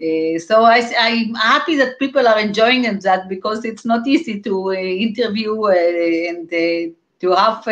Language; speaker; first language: English; non-native, fluent; Hebrew